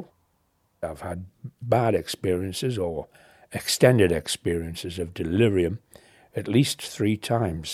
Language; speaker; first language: English; native; English